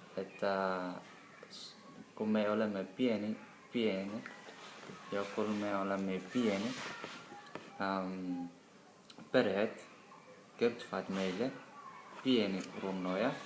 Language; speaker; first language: Finnish; non-native, learner; Somali